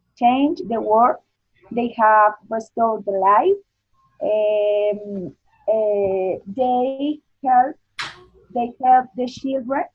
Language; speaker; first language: English; non-native, learner; Spanish